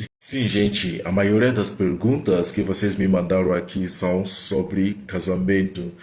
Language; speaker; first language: Portuguese; non-native, fluent; Igbo